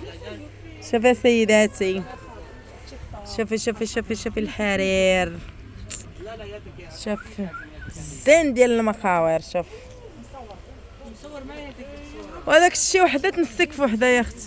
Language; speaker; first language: Arabic; native; Arabic